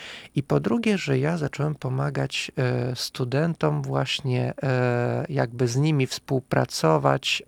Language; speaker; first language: Polish; non-native, fluent; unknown